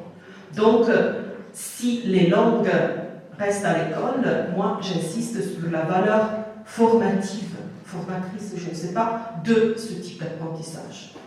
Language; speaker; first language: French; non-native, fluent; Italian